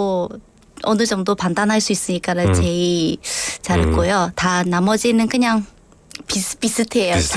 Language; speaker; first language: Korean; non-native, learner; Vietnamese